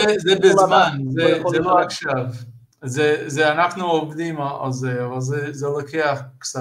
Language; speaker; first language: Hebrew; non-native, fluent; English